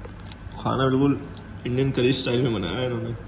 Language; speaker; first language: Hindi; native; Hindi